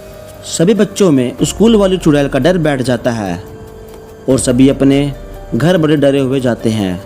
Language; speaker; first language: Hindi; native; Hindi